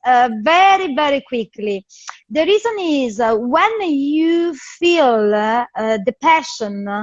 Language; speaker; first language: English; non-native, fluent; Italian